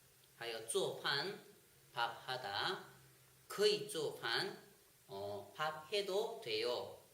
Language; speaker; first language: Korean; non-native, fluent; Chinese